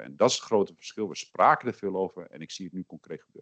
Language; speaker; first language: Dutch; native; Dutch